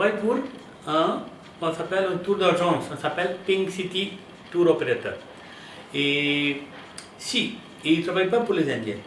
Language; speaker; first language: French; non-native, fluent; Hindi